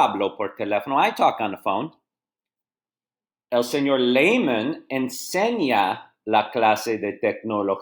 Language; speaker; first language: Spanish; non-native, fluent; English